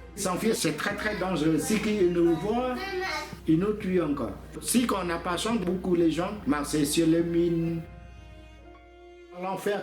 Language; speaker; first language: French; non-native, learner; Khmer